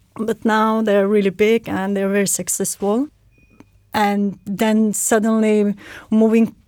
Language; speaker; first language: English; non-native, fluent; Turkish